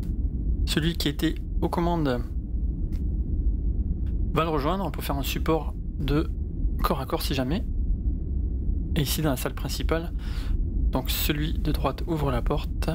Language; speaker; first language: French; native; French